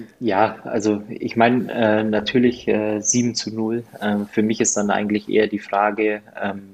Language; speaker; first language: German; native; German